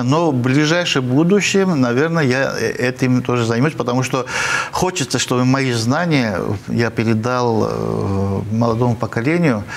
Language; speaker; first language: Russian; non-native, fluent; Armenian